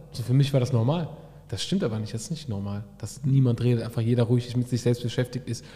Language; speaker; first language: German; early bilingual, other home language; Arabic